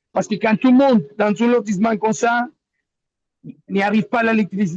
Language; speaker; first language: French; non-native, learner; Spanish